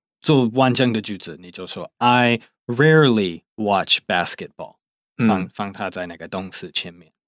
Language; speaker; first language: Chinese; non-native, fluent; English